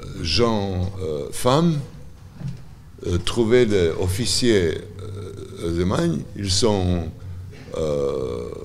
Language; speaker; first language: French; non-native, learner; Serbian